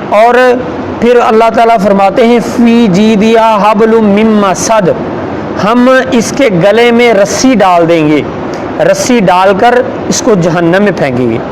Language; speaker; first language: Urdu; non-native, local second language; Punjabi